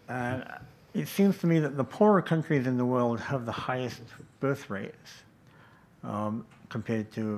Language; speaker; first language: English; native; English